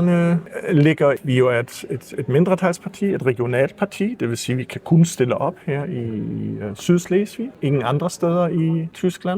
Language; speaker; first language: Danish; early bilingual, heritage; Danish